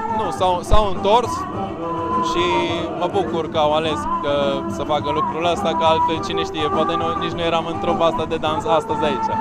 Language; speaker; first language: Romanian; native; Romanian